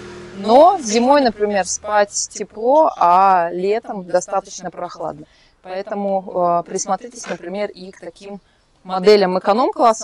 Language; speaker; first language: Russian; native; Russian